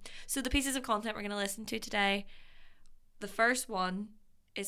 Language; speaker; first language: English; native; English